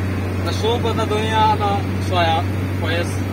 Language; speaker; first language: Arabic; non-native, learner; Bangla